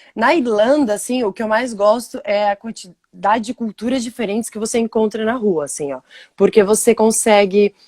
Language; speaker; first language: Portuguese; native; Portuguese